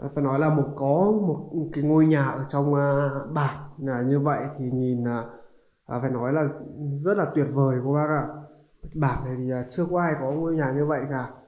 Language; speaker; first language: Vietnamese; native; Vietnamese